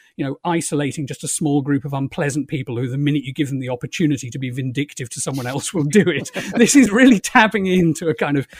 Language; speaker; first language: English; native; English